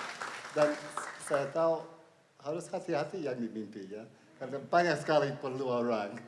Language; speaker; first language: Indonesian; non-native, fluent; English